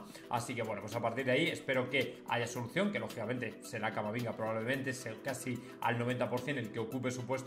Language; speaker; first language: Spanish; native; Spanish